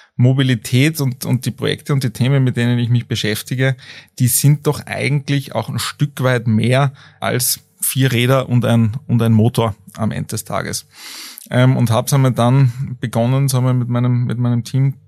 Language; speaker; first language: German; native; German